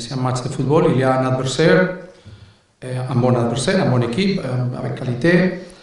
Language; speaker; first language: French; non-native, learner; Spanish